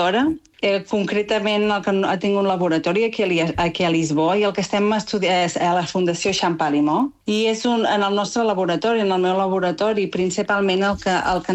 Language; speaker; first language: Catalan; native; Catalan